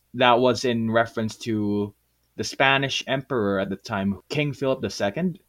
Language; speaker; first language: English; non-native, local second language; Filipino